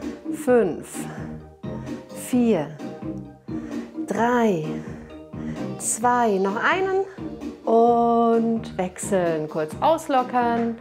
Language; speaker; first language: German; native; German